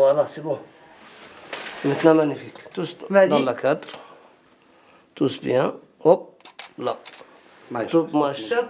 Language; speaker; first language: French; non-native, learner; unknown